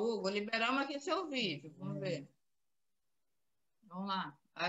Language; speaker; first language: Portuguese; native; Portuguese